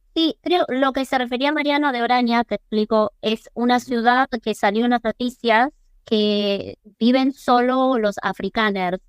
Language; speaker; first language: Spanish; early bilingual, other home language; English